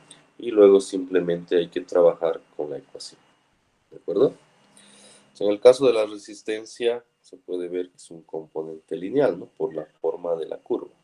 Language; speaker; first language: Spanish; native; Spanish